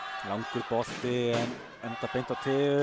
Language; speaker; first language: Icelandic; native; Icelandic